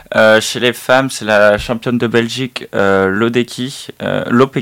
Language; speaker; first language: French; native; French